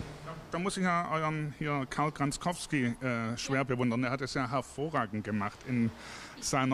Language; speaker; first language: German; native; German